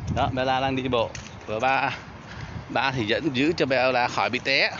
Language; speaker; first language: Vietnamese; native; Vietnamese